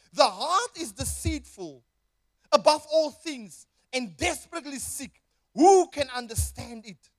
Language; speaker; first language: English; non-native, local second language; Afrikaans